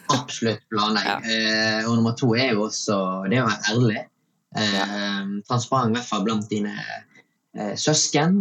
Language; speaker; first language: Norwegian; early bilingual, other home language; Tamil